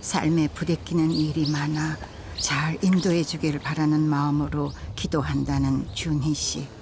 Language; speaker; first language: Korean; native; Korean